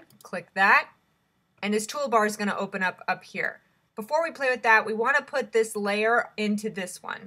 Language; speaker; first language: English; native; English